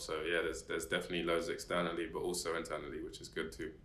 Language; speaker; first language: English; native; English